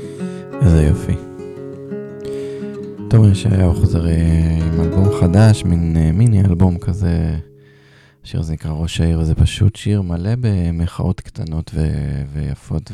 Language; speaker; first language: Hebrew; native; Hebrew